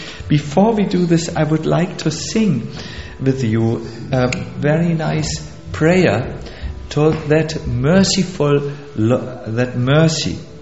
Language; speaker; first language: English; non-native, fluent; German